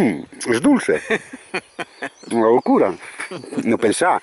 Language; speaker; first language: Spanish; non-native, learner; Italian